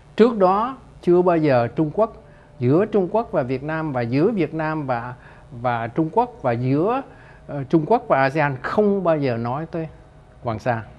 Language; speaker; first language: Vietnamese; native; Vietnamese